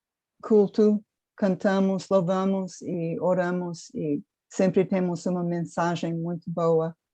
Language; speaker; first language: Portuguese; non-native, fluent; English